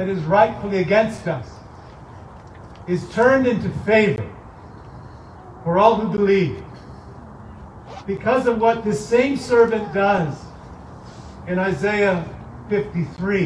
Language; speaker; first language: English; native; English